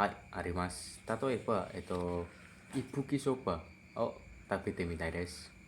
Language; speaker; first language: Japanese; non-native, learner; Indonesian